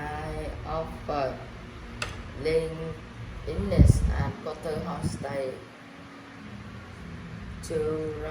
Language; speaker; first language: English; non-native, learner; Vietnamese